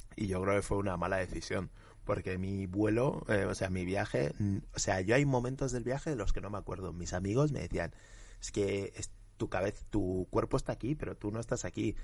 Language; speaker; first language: Spanish; early bilingual, other home language; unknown